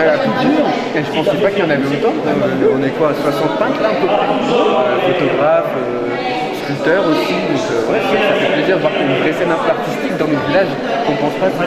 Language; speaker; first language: French; native; French